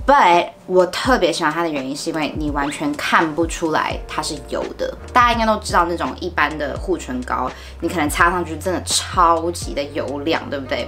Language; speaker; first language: Chinese; early bilingual, heritage; Chinese